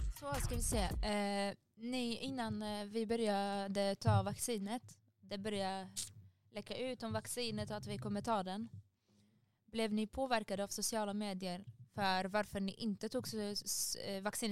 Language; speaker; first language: Swedish; early bilingual, other home language; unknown